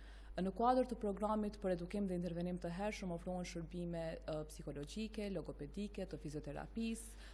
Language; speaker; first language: Albanian; native; Albanian